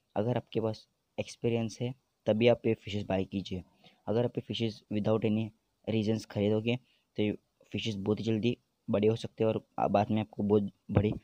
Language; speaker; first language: Hindi; native; Hindi